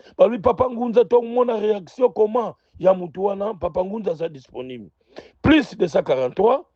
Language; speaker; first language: Lingala; non-native, local second language; Kongo